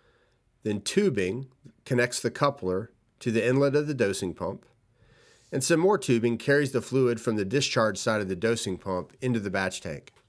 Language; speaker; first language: English; native; English